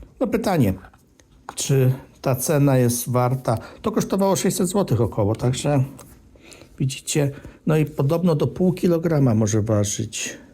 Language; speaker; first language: Polish; native; Polish